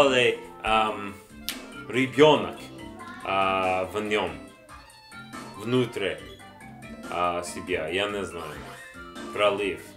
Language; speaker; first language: Russian; non-native, learner; English